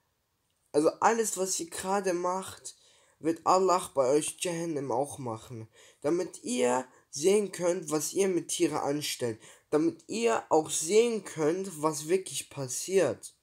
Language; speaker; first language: German; early bilingual, other home language; Turkish